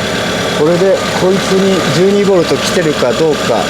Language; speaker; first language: Japanese; native; Japanese